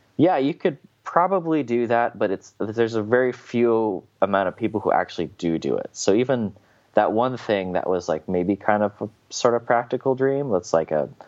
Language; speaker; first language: English; native; English